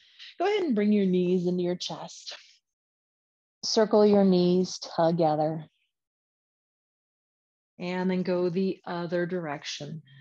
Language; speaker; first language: English; native; English